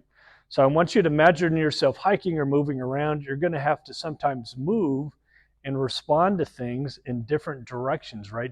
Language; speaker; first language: English; native; English